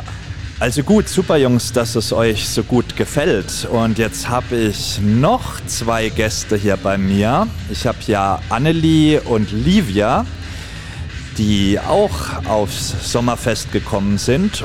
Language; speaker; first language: German; native; German